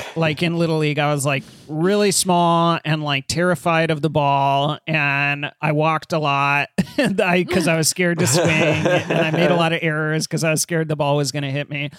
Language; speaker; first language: English; native; English